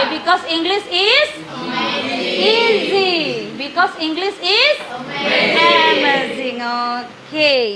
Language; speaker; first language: English; non-native, learner; Indonesian